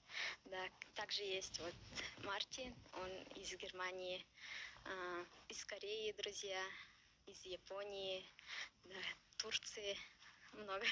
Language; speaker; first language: Russian; non-native, local second language; Yakut